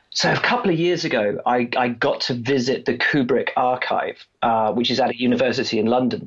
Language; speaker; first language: English; native; English